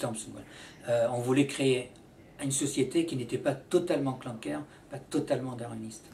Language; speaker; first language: French; native; French